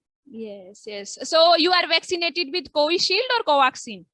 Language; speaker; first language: English; non-native, local second language; Hindi